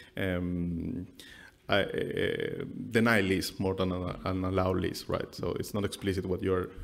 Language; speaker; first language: English; non-native, fluent; Spanish